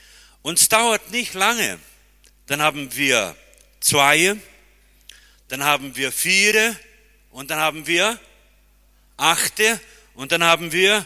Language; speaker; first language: German; early bilingual, heritage; German